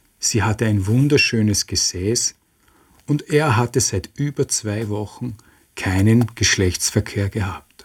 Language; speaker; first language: German; native; German